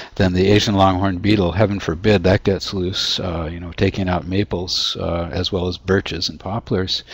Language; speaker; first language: English; native; English